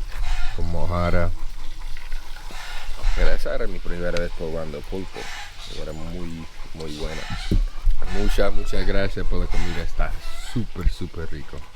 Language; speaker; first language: Spanish; non-native, learner; English